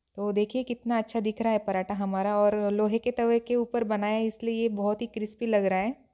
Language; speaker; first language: Hindi; non-native, local second language; Marathi